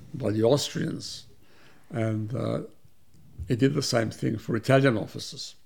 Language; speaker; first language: English; early bilingual, other home language; Serbian